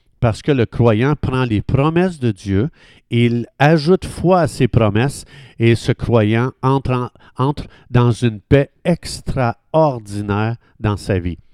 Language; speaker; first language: French; native; French